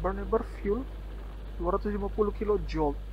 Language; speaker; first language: English; non-native, learner; Indonesian